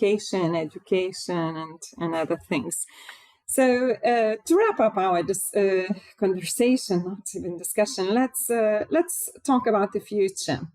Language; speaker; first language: English; non-native, fluent; Lithuanian